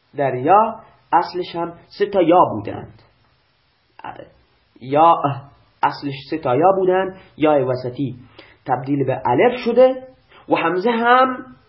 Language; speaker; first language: Persian; non-native, local second language; Baluchi